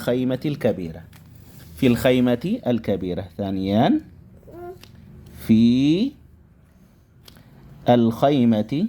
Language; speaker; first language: Arabic; non-native, fluent; Indonesian